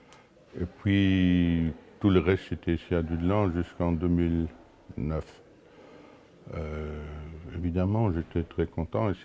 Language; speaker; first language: French; non-native, local second language; Luxembourgish